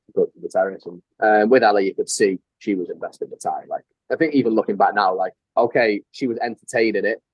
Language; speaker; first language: English; native; English